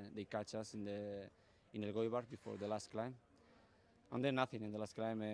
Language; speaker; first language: English; non-native, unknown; Basque